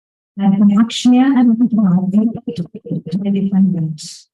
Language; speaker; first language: English; non-native, local second language; Malayalam